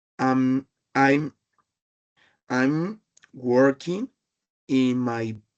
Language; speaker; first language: English; non-native, learner; Spanish